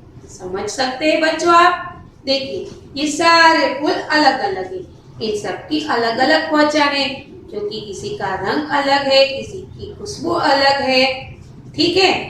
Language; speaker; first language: Hindi; non-native, local second language; Gujarati